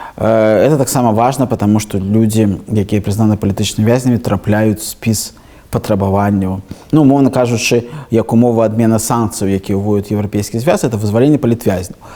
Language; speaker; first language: Belarusian; non-native, local second language; Russian